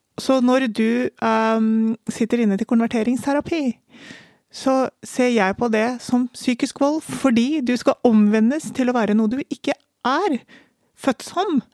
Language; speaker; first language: Norwegian; native; Norwegian